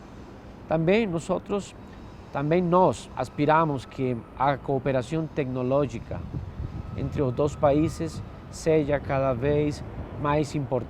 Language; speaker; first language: Portuguese; non-native, fluent; Spanish